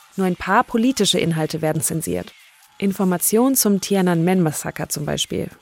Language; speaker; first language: German; native; German